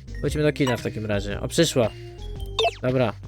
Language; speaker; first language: Polish; native; Polish